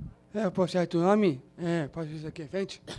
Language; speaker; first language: Portuguese; non-native, learner; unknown